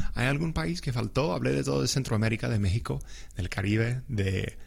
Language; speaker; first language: Spanish; non-native, fluent; English